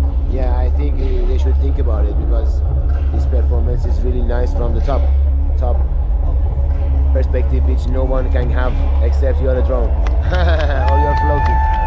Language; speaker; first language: English; non-native, fluent; Persian